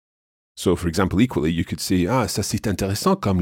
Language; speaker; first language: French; non-native, fluent; English